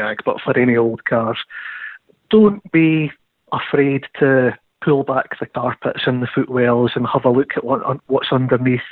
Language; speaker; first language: English; native; English